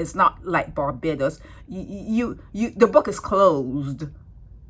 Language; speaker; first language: English; native; English